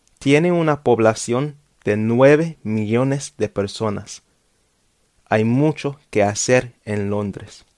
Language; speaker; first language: Spanish; non-native, fluent; English